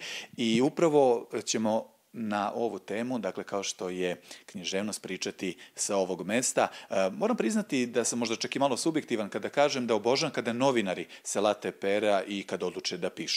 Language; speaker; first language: Serbian; native; Serbian